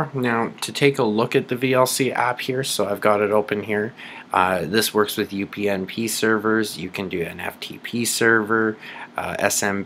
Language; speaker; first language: English; native; English